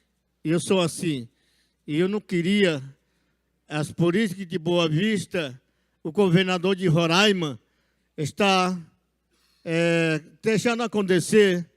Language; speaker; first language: Portuguese; non-native, local second language; Yanomámi